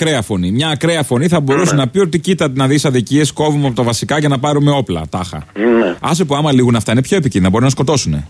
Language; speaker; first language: Greek; native; Greek